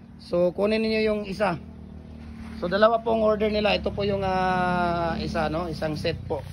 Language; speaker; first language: Filipino; non-native, local second language; Cebuano